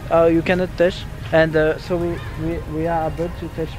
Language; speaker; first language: English; non-native, fluent; French